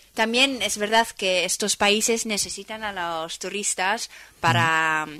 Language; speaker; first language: Spanish; non-native, fluent; Dutch